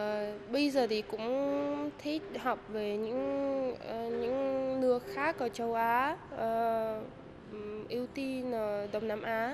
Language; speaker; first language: Vietnamese; non-native, fluent; Russian